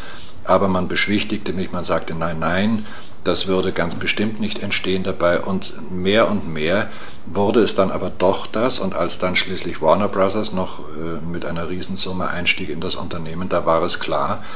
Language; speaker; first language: German; native; German